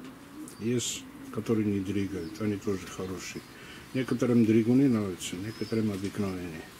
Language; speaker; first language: Russian; non-native, local second language; Georgian